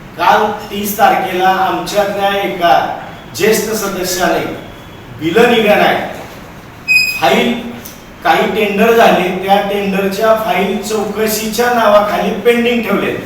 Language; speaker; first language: Marathi; native; Marathi